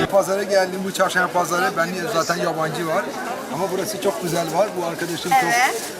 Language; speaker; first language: Turkish; non-native, learner; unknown